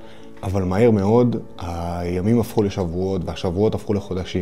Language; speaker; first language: Hebrew; native; Hebrew